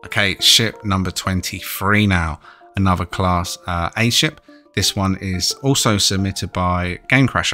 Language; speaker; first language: English; native; English